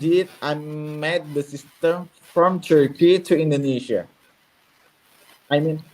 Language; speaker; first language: English; non-native, learner; Indonesian